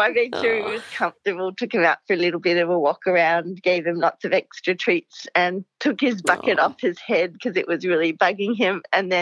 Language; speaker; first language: English; native; English